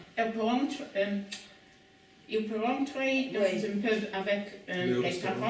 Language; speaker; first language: French; non-native, learner; English